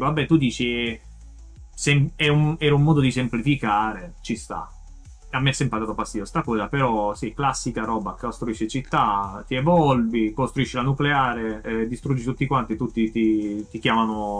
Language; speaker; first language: Italian; native; Italian